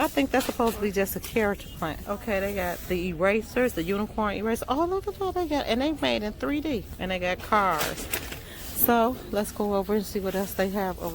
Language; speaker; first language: English; native; English